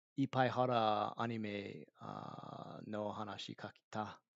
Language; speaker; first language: Japanese; non-native, learner; English